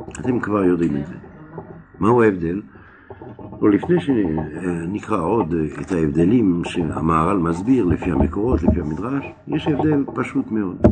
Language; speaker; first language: Hebrew; non-native, fluent; French